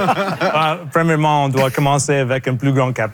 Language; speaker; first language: French; non-native, local second language; English